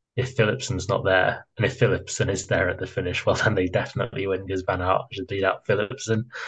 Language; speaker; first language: English; native; English